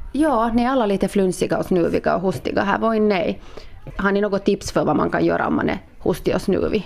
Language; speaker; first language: Swedish; native; Swedish